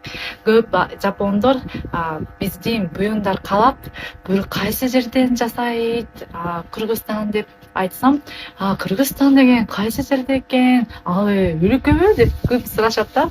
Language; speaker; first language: Kyrgyz; non-native, learner; Japanese